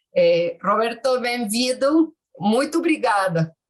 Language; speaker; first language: Portuguese; non-native, learner; Spanish